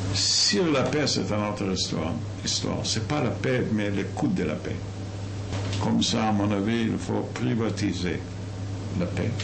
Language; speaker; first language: French; non-native, fluent; Yiddish